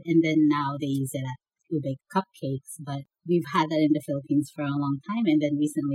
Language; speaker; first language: English; non-native, local second language; Bikol